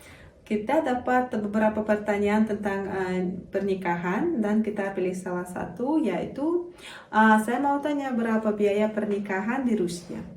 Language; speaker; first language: Indonesian; non-native, fluent; Russian